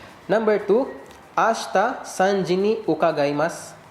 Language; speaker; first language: Japanese; non-native, fluent; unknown